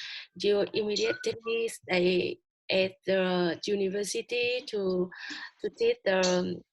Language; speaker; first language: English; non-native, learner; Vietnamese